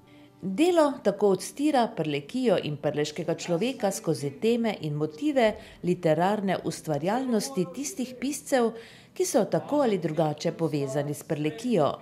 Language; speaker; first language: Slovenian; native; Slovenian